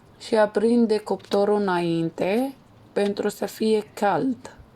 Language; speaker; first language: Romanian; non-native, learner; Arabic